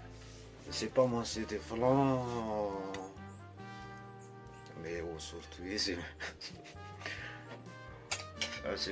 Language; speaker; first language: French; non-native, local second language; Malagasy